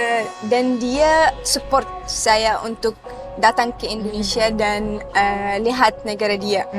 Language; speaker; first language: Indonesian; non-native, fluent; Arabic